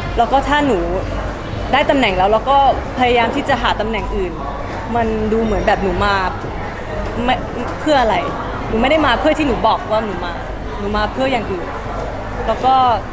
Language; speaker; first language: Thai; early bilingual, heritage; Thai